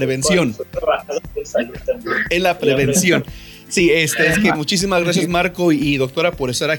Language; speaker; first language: Spanish; native; Spanish